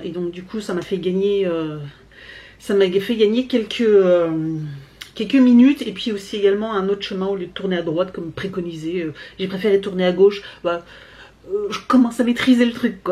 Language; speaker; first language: French; native; French